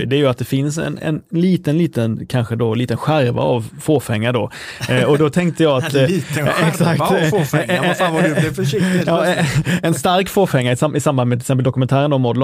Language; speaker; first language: Swedish; native; Swedish